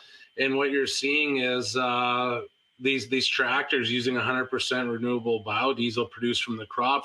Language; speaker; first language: English; native; English